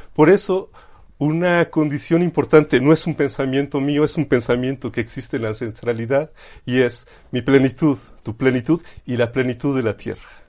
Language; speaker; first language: Spanish; native; Spanish